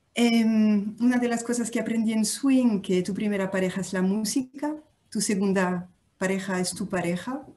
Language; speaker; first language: Spanish; non-native, fluent; French